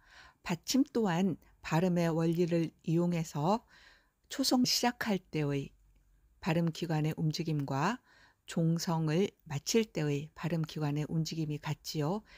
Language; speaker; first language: Korean; native; Korean